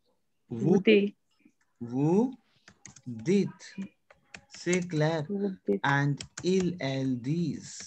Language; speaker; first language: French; non-native, fluent; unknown